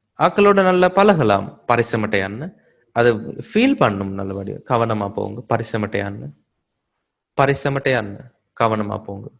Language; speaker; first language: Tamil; native; Tamil